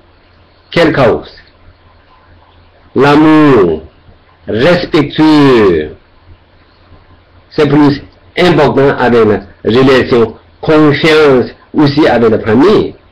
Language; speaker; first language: French; non-native, learner; Tibetan